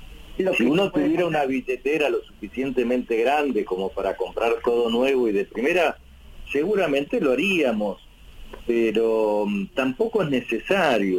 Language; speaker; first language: Spanish; native; Spanish